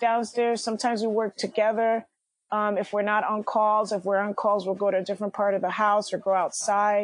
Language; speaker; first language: English; native; English